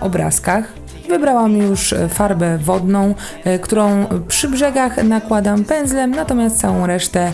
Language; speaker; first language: Polish; native; Polish